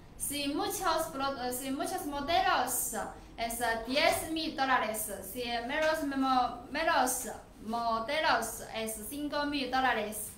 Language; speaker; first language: Spanish; non-native, learner; Chinese